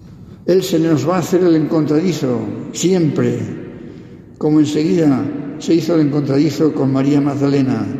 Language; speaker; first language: Spanish; native; Spanish